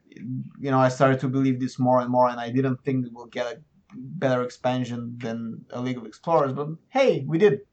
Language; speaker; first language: English; non-native, fluent; Bulgarian